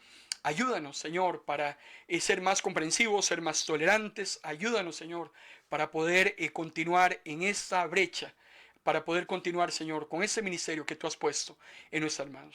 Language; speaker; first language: Spanish; native; Spanish